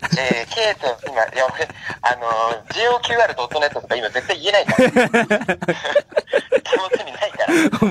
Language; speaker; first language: Japanese; native; Japanese